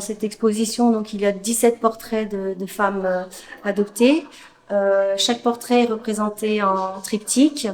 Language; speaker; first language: French; native; French